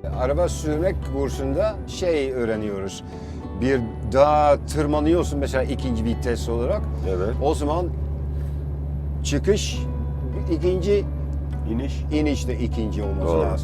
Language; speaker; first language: Turkish; non-native, fluent; Dutch